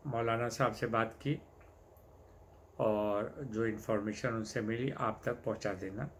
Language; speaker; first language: Hindi; native; Hindi